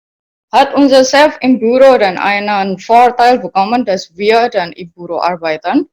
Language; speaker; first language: German; non-native, learner; Indonesian